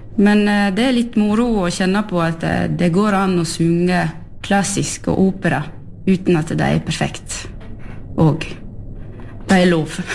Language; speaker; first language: Norwegian; non-native, fluent; French